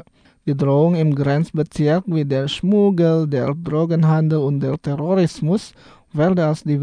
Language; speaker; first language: German; non-native, fluent; Indonesian